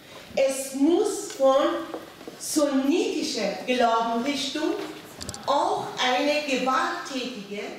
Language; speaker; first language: German; non-native, fluent; Persian